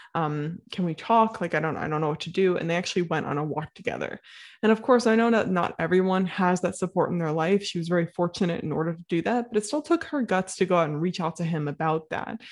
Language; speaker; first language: English; native; English